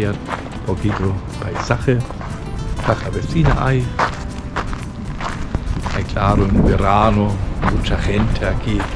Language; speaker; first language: Spanish; non-native, fluent; German